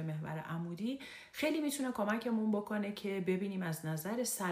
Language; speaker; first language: Persian; native; Persian